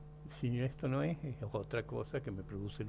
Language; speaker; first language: Spanish; native; Spanish